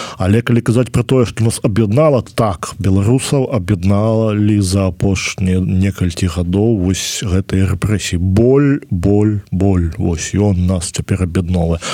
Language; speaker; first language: Belarusian; native; Belarusian